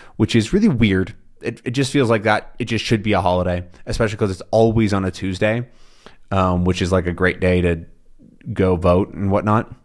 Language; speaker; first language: English; native; English